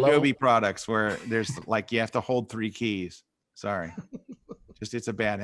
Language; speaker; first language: English; native; English